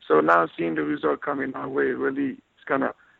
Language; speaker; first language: English; non-native, fluent; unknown